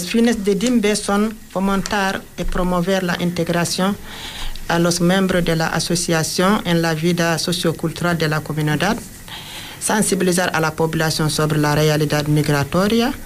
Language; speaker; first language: Spanish; non-native, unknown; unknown